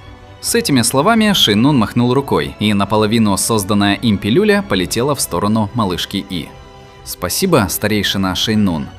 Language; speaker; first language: Russian; native; Russian